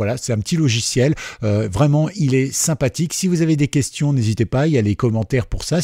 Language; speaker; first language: French; native; French